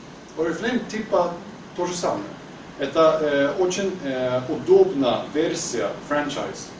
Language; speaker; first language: Russian; non-native, learner; Swedish